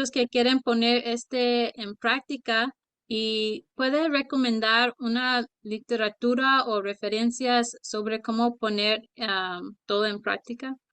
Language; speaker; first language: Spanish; early bilingual, heritage; Spanish